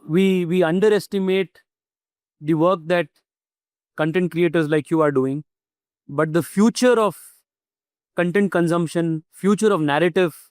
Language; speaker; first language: English; non-native, local second language; Kannada